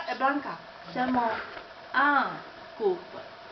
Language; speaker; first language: French; non-native, learner; Czech